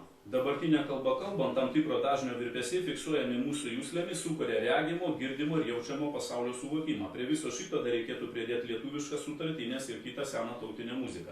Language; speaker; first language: Lithuanian; native; Lithuanian